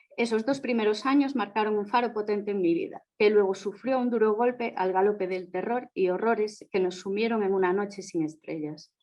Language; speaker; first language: Spanish; non-native, local second language; Galician